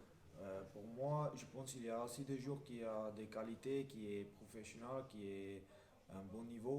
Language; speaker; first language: French; non-native, fluent; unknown